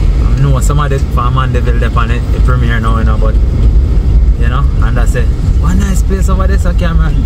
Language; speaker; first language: English; native; English